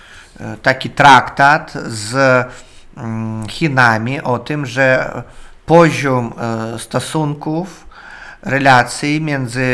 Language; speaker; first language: Polish; non-native, learner; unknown